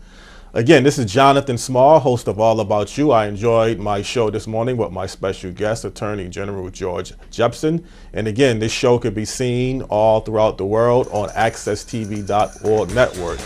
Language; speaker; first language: English; native; English